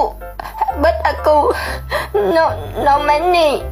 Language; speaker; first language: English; non-native, learner; Vietnamese